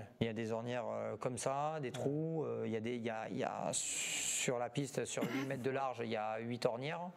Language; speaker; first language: French; native; French